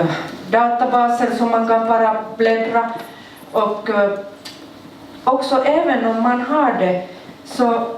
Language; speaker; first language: Swedish; non-native, local second language; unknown